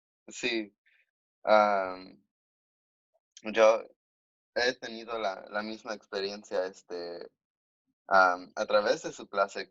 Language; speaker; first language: Spanish; early bilingual, heritage; Spanish